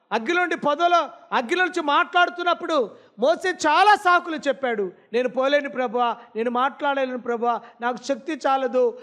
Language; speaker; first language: Telugu; non-native, local second language; Lambadi